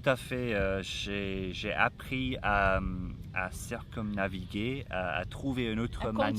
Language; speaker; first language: French; non-native, fluent; English